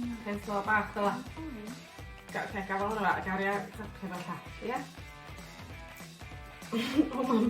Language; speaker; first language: Welsh; native; Welsh